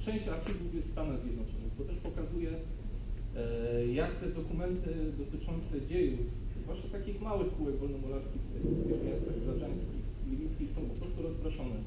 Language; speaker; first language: Polish; native; Polish